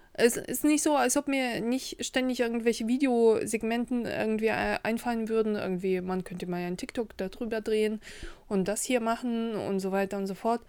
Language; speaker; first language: German; early bilingual, other home language; Russian